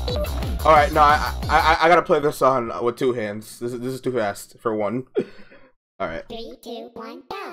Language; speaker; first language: English; native; English